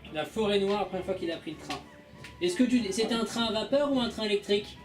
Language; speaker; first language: French; native; French